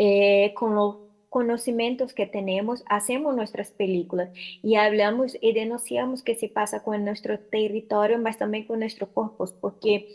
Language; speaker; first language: Spanish; non-native, learner; Portuguese